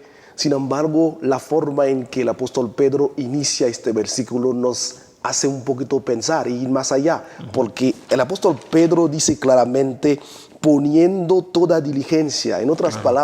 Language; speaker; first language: Spanish; non-native, fluent; Haitian Creole